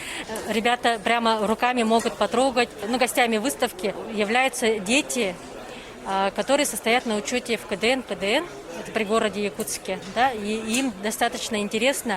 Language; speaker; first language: Russian; native; Russian